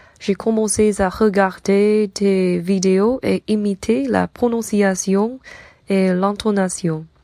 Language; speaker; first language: French; non-native, learner; Chinese